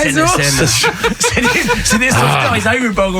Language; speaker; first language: French; native; French